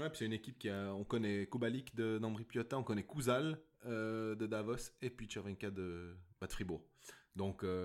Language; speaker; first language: French; native; French